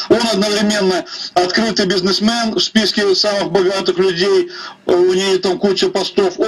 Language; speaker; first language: Russian; native; Russian